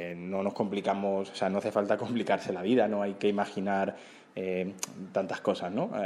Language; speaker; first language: Spanish; native; Spanish